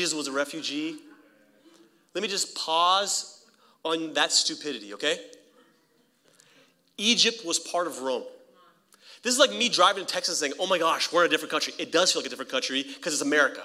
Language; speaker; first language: English; native; English